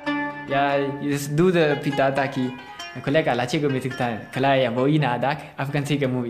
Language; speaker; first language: Polish; non-native, learner; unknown